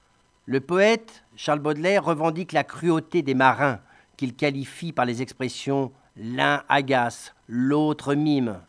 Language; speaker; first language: French; native; French